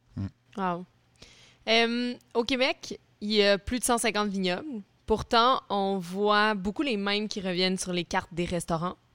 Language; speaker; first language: French; native; French